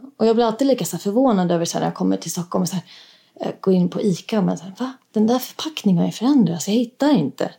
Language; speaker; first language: Swedish; native; Swedish